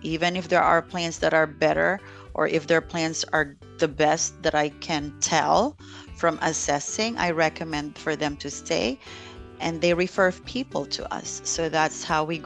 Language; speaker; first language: English; non-native, local second language; Filipino